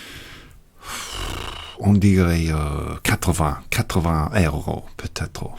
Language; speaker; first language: French; non-native, learner; English